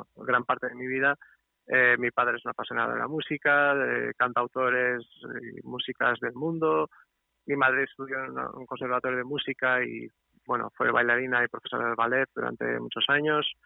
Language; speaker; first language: Spanish; non-native, fluent; Portuguese